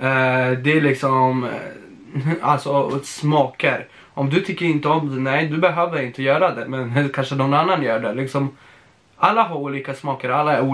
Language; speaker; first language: Swedish; non-native, fluent; Polish